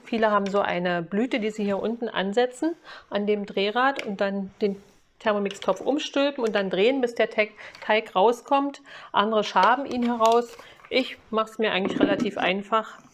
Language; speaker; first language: German; native; German